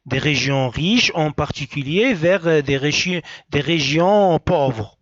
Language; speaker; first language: French; non-native, local second language; Arabic